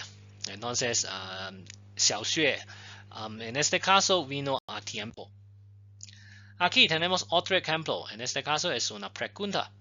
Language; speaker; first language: Spanish; non-native, fluent; Chinese